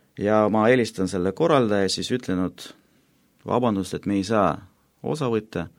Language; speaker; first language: Estonian; non-native, local second language; Russian